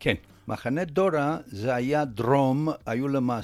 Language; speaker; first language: Hebrew; non-native, fluent; Romanian